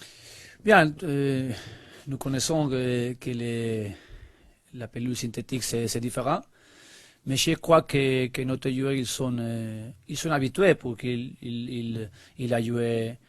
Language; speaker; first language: French; non-native, learner; Spanish